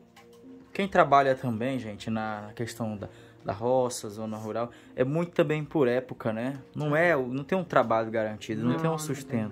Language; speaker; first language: Portuguese; native; Portuguese